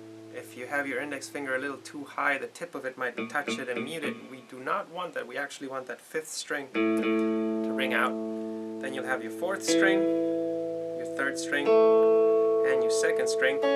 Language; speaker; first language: English; native; English